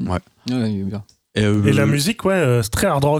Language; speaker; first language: French; native; French